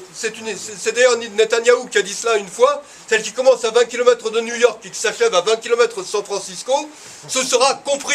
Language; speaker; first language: French; native; French